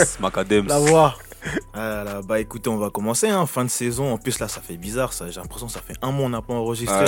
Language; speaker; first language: French; native; French